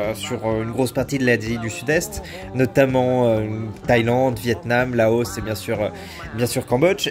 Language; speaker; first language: French; native; French